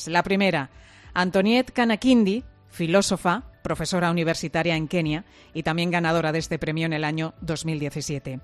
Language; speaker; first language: Spanish; native; Spanish